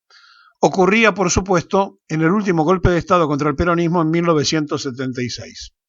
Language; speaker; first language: Spanish; native; Spanish